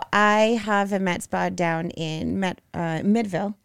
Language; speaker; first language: English; non-native, fluent; Portuguese